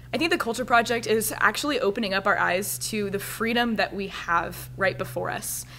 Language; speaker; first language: English; native; English